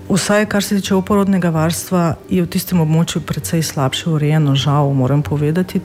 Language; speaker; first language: Slovenian; non-native, fluent; Russian